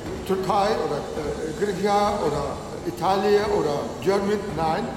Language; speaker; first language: German; non-native, fluent; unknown